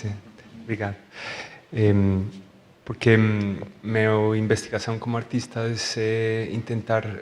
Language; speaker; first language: Portuguese; non-native, learner; Spanish